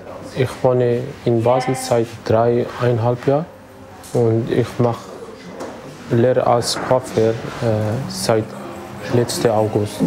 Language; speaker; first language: German; non-native, fluent; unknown